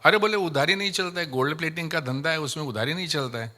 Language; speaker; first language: Hindi; non-native, local second language; Marathi